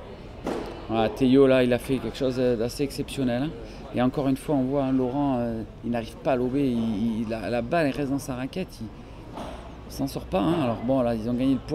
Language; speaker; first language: French; native; French